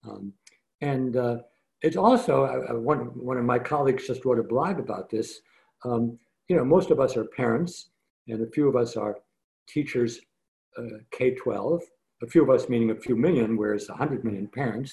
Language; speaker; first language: English; native; English